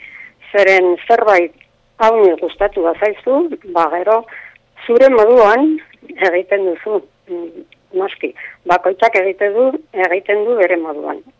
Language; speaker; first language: Basque; non-native, local second language; Spanish